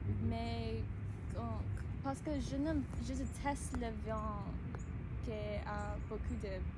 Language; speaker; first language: French; non-native, learner; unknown